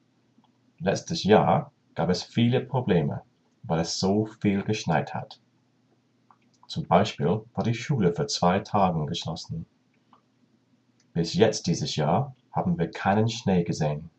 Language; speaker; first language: German; non-native, learner; English